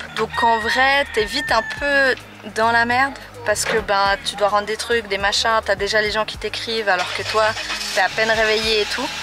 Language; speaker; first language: French; native; French